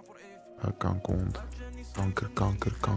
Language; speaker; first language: Dutch; early bilingual, other home language; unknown